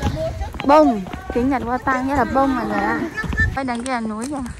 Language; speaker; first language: Vietnamese; native; Vietnamese